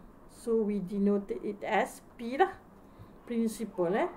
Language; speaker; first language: English; non-native, local second language; Malay